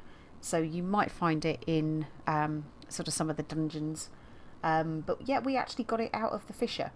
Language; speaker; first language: English; native; English